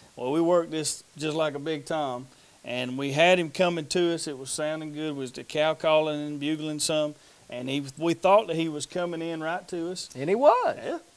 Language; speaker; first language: English; native; English